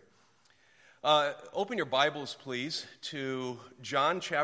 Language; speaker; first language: English; native; English